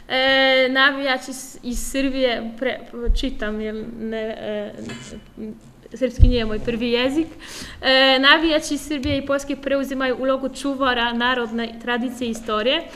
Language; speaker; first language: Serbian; non-native, fluent; Polish